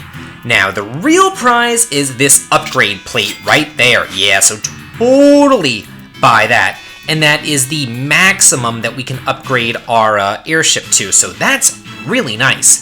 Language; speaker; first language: English; native; English